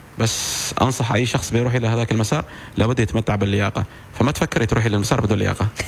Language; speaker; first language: Arabic; native; Arabic